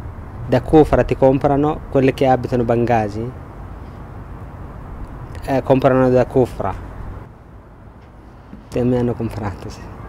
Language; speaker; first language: Italian; non-native, learner; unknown